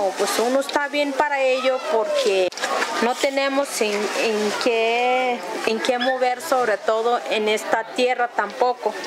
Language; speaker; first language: Spanish; non-native, local second language; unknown